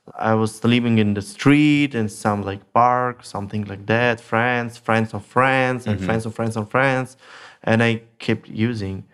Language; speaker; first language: English; non-native, learner; Russian